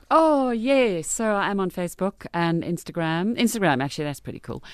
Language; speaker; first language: English; native; English